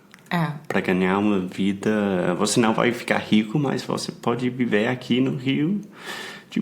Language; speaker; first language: Portuguese; non-native, fluent; English